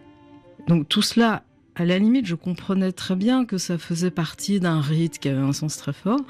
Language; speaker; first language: French; native; French